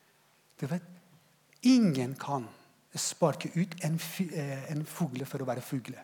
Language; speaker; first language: Swedish; non-native, learner; Persian